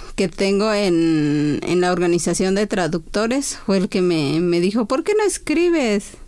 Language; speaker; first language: Spanish; non-native, local second language; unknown